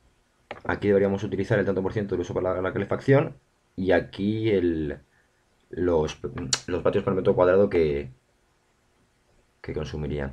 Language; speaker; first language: Spanish; native; Spanish